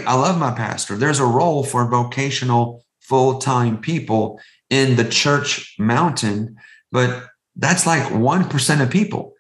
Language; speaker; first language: English; native; English